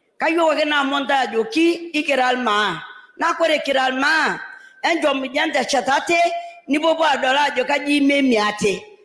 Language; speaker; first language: Swahili; non-native, local second language; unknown